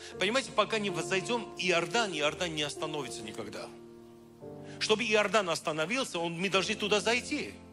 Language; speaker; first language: Russian; non-native, local second language; Armenian